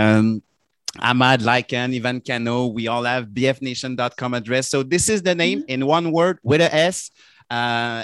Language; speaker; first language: English; non-native, fluent; French